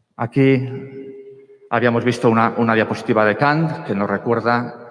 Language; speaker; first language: Spanish; native; Spanish